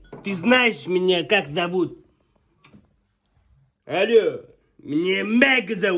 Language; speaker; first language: Russian; non-native, learner; Turkmen